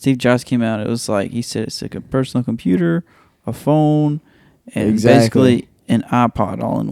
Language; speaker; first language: English; native; English